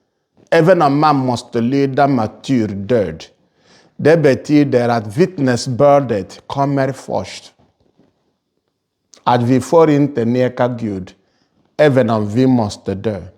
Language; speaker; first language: Swedish; non-native, fluent; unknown